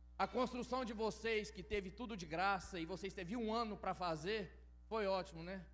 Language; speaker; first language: Portuguese; early bilingual, heritage; Portuguese